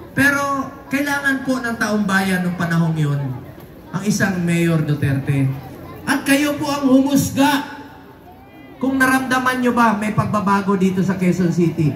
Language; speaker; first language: Filipino; non-native, local second language; Cebuano